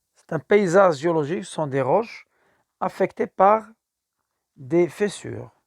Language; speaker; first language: French; non-native, local second language; Arabic